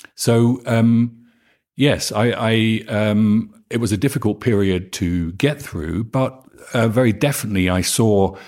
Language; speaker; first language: English; native; English